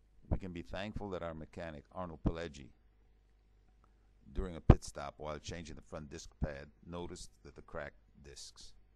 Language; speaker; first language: English; early bilingual, other home language; Italian